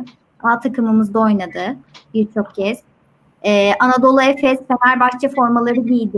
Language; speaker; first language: Turkish; native; Turkish